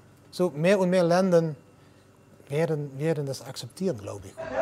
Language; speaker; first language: German; non-native, learner; Dutch